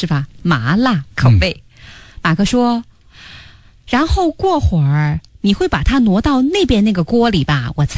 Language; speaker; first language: Chinese; native; Chinese